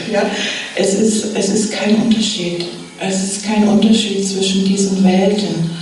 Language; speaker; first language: German; native; German